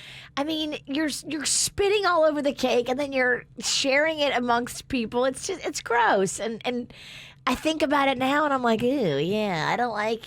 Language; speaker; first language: English; native; English